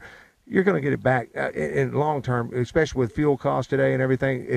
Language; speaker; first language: English; native; English